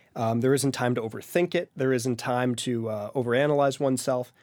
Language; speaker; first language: English; native; English